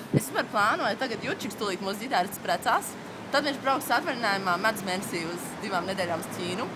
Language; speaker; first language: Latvian; native; Latvian